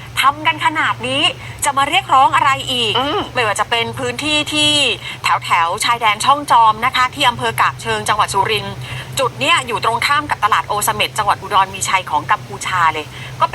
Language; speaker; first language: Thai; native; Thai